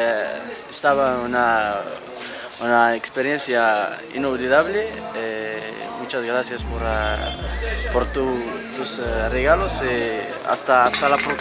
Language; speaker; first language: Spanish; non-native, learner; Arabic